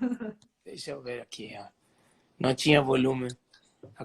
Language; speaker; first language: Portuguese; non-native, fluent; Spanish